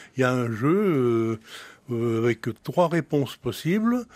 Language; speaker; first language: French; native; French